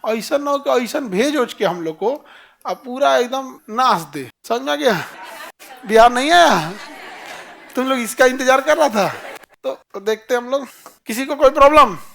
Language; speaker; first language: Hindi; native; Hindi